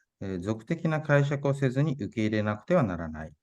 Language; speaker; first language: Japanese; native; Japanese